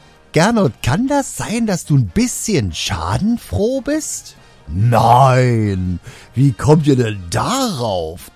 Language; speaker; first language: German; native; German